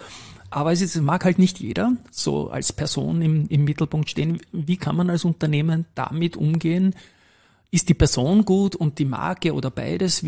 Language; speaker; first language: German; native; German